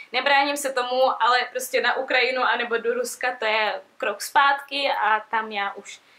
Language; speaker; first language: Czech; early bilingual, other home language; Russian